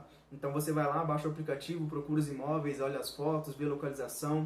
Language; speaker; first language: Portuguese; native; Portuguese